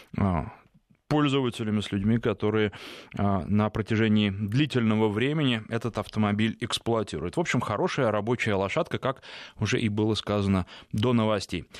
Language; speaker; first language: Russian; native; Russian